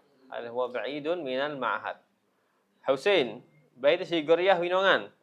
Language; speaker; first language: Arabic; non-native, fluent; Indonesian